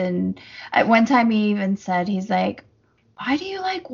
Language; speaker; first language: English; native; English